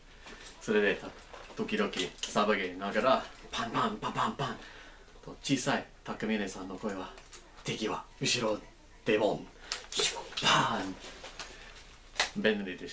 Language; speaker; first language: Japanese; non-native, learner; English